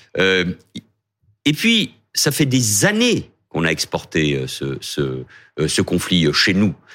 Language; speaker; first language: French; early bilingual, other home language; Catalan